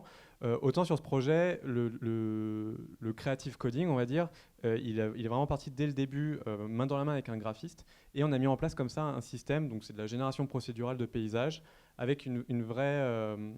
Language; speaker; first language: French; native; French